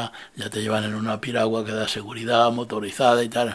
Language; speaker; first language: Spanish; native; Spanish